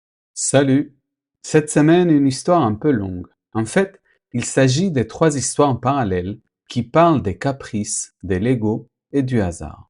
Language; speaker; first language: French; non-native, fluent; Spanish